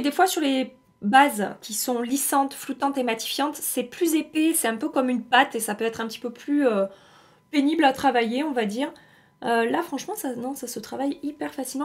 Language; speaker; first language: French; native; French